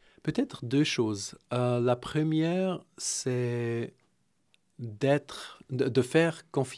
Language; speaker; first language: French; non-native, fluent; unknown